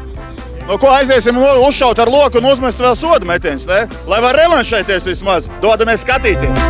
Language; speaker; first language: Latvian; native; Latvian